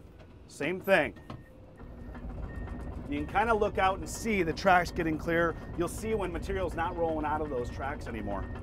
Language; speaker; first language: English; native; English